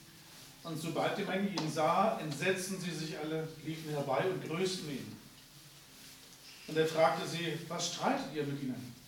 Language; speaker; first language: German; native; German